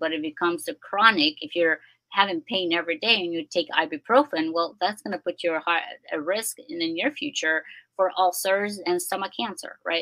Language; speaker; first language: English; non-native, fluent; Albanian